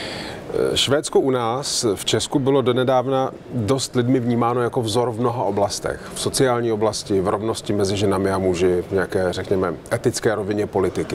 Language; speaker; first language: Czech; native; Czech